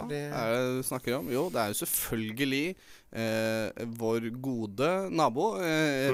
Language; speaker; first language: Norwegian; native; Norwegian